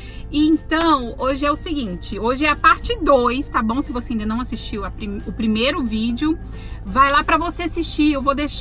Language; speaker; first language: Portuguese; native; Portuguese